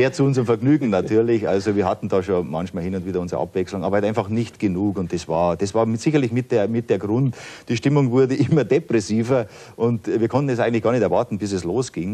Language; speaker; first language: German; native; German